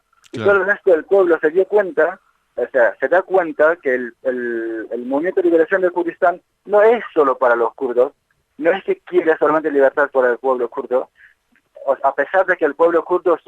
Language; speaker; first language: Spanish; non-native, fluent; Kurdish